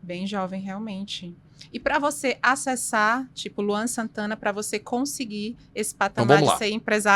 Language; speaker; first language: Portuguese; native; Portuguese